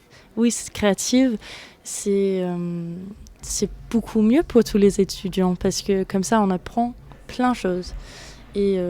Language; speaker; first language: French; non-native, fluent; Danish